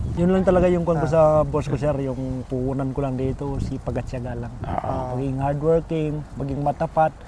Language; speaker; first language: Filipino; non-native, local second language; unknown